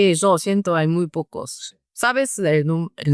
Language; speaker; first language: Spanish; non-native, fluent; Korean